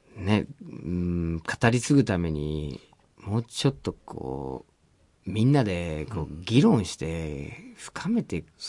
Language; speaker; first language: Japanese; non-native, fluent; English